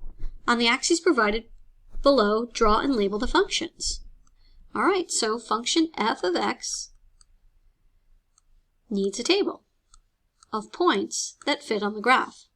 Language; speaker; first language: English; native; English